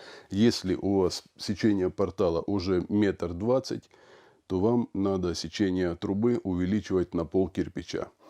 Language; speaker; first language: Russian; native; Russian